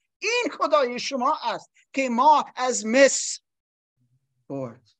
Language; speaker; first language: Persian; non-native, learner; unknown